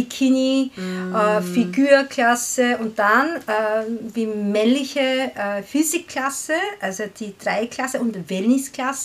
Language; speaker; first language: German; non-native, learner; Korean